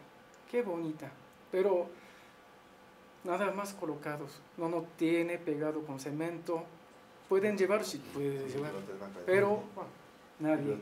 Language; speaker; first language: Spanish; non-native, learner; Japanese